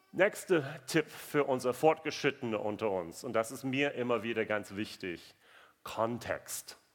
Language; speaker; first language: German; non-native, fluent; English